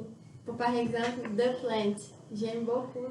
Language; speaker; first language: French; non-native, fluent; Portuguese